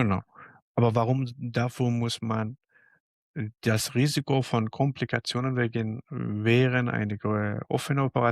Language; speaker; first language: German; non-native, fluent; Arabic